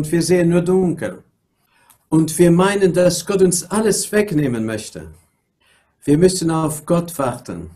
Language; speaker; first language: German; non-native, local second language; Luxembourgish